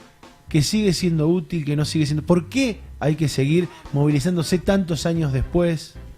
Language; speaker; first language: Spanish; native; Spanish